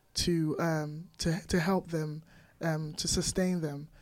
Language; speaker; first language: English; non-native, local second language; Igbo